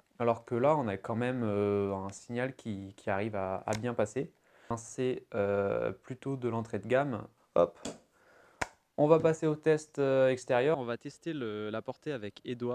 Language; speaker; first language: French; native; French